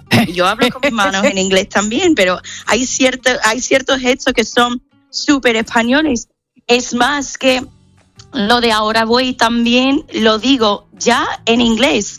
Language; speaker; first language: Spanish; non-native, fluent; English